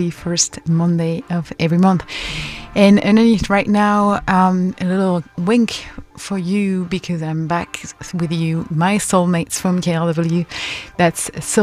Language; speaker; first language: English; non-native, fluent; French